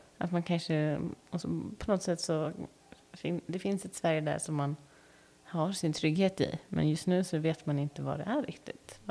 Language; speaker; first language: Swedish; native; Swedish